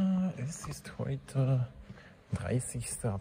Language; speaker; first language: German; non-native, learner; Czech